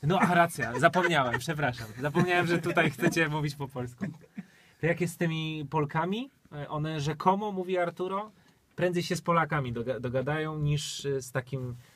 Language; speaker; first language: Polish; native; Polish